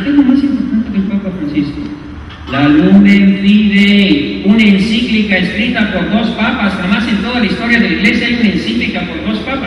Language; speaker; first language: Spanish; native; Spanish